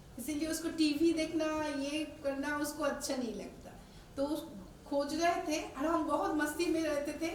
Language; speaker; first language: Hindi; non-native, local second language; Bangla